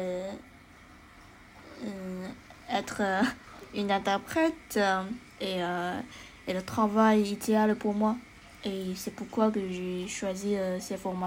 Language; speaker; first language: French; non-native, learner; Chinese